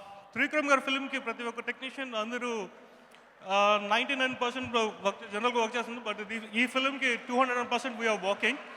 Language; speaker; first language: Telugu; non-native, learner; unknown